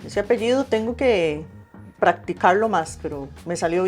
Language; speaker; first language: Spanish; native; Spanish